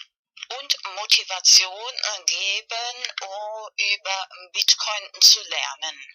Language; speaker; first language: German; non-native, fluent; Spanish